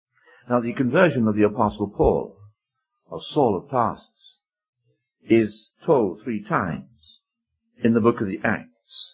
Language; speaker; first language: English; native; English